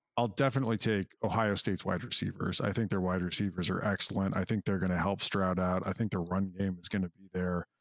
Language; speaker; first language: English; native; English